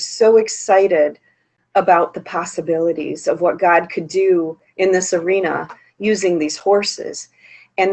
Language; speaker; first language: English; native; English